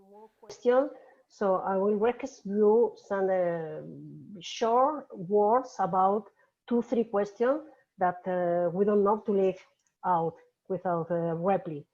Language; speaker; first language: English; non-native, fluent; Spanish